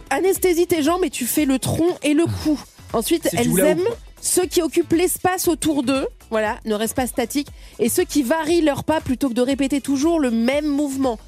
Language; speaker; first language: French; native; French